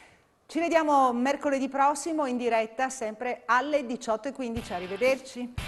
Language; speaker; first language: Italian; native; Italian